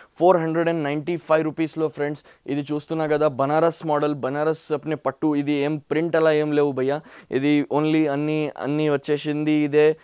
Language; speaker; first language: Telugu; non-native, local second language; Hindi